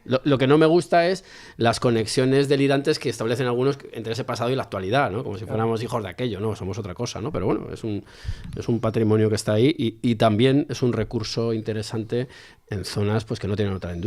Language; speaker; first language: Spanish; native; Spanish